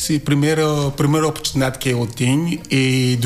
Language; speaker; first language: Portuguese; non-native, learner; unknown